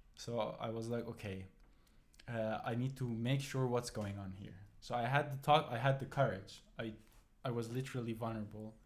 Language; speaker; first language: English; non-native, fluent; Persian